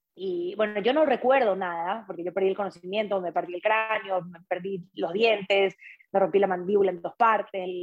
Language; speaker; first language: Spanish; native; Spanish